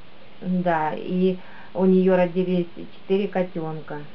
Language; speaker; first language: Russian; native; Russian